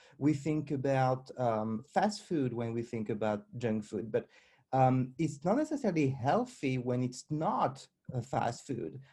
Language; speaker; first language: English; non-native, fluent; French